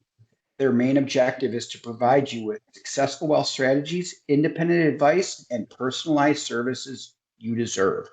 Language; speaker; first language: English; native; English